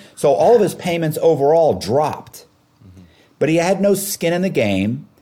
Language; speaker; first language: English; native; English